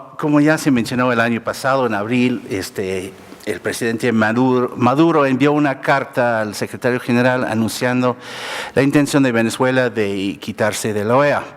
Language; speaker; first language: Spanish; non-native, fluent; English